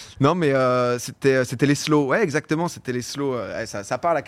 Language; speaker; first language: French; native; French